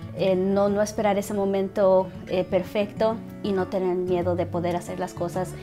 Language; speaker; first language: Spanish; early bilingual, heritage; Spanish